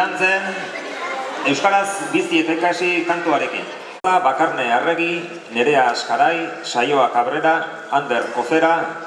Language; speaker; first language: Basque; native; Basque